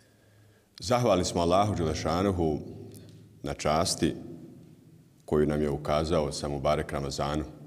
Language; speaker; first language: Bosnian; native; Bosnian